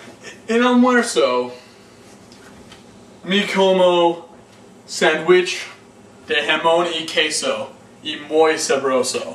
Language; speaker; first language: Spanish; non-native, learner; English